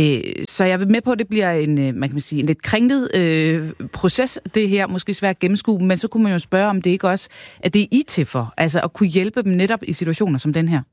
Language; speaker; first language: Danish; native; Danish